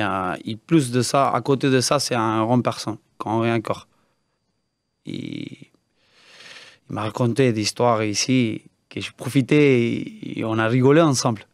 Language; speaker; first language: French; non-native, learner; Spanish